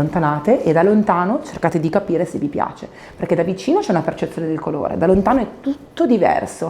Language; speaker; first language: Italian; native; Italian